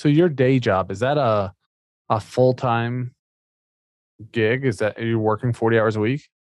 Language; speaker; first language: English; native; English